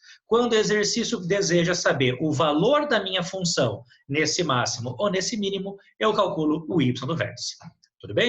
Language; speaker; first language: Portuguese; native; Portuguese